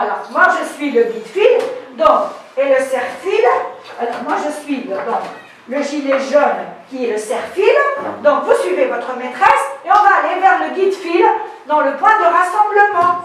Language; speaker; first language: French; non-native, local second language; Arabic